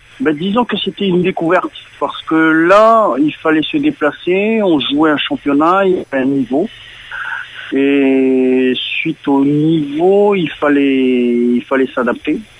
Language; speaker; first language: French; native; French